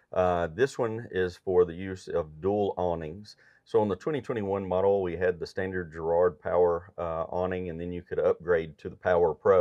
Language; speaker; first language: English; native; English